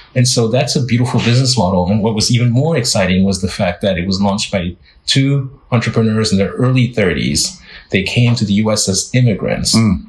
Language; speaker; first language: English; non-native, fluent; French